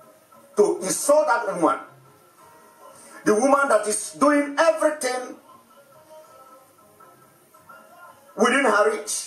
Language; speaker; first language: English; non-native, local second language; Igbo